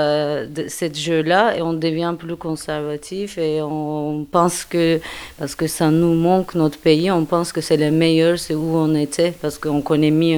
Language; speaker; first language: French; non-native, fluent; Turkish